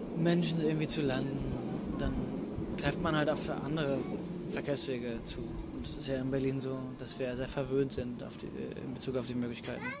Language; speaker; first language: German; native; German